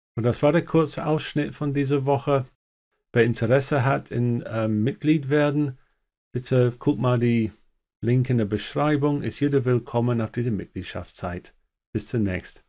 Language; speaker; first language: German; non-native, learner; English